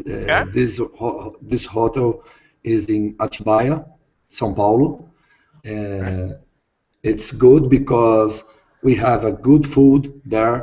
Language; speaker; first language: English; non-native, learner; Portuguese